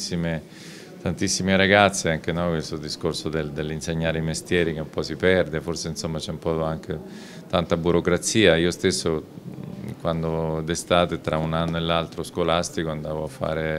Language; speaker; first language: Italian; native; Italian